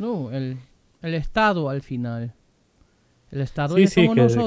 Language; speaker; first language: Spanish; non-native, fluent; German